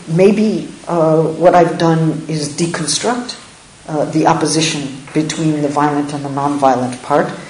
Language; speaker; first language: English; native; English